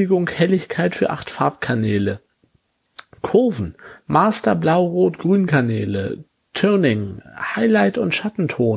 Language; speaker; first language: German; native; German